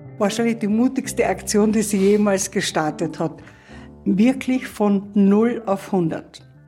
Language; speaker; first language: German; native; German